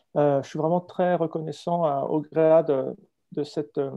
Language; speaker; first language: French; native; French